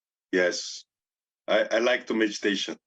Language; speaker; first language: English; non-native, learner; Portuguese